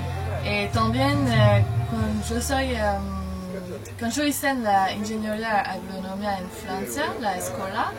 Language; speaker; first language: Spanish; non-native, learner; French